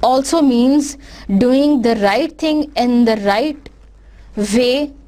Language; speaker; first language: English; non-native, local second language; Urdu